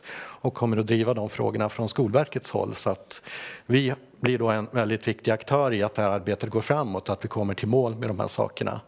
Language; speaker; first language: Swedish; native; Swedish